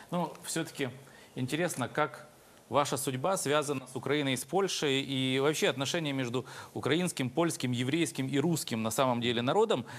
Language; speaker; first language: Ukrainian; native; Ukrainian